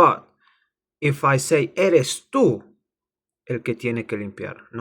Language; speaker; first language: Spanish; non-native, learner; English